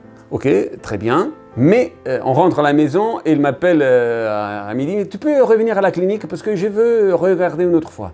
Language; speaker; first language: French; non-native, learner; Italian